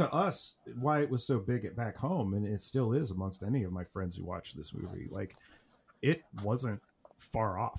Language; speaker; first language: English; native; English